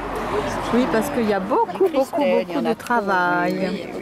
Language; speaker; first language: French; native; French